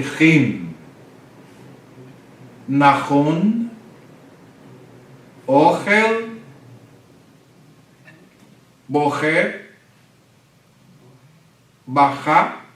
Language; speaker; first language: Hebrew; non-native, fluent; Portuguese